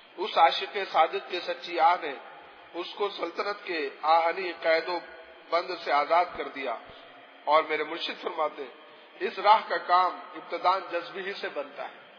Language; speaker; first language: Urdu; non-native, local second language; Pashto